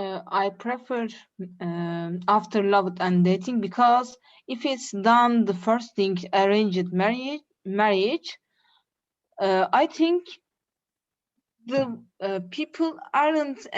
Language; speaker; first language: English; non-native, learner; Turkish